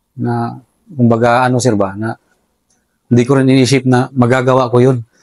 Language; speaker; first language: Filipino; non-native, local second language; Cebuano